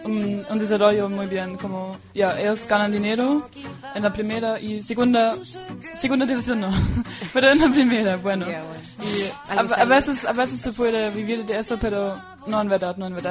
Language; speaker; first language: Spanish; non-native, fluent; German